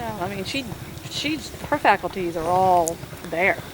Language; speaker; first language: English; native; English